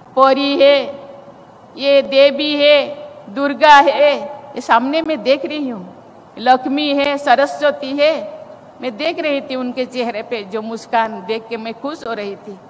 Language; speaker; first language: Hindi; non-native, local second language; Santali